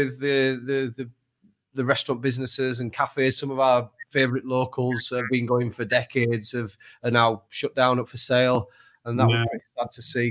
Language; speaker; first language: English; native; English